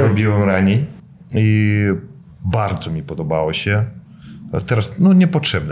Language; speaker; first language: Polish; non-native, fluent; Russian